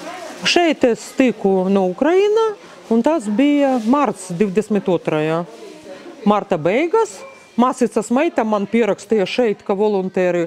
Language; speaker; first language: Latvian; non-native, learner; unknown